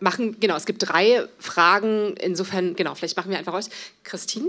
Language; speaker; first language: German; native; German